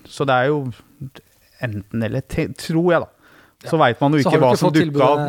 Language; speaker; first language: Norwegian; early bilingual, other home language; Persian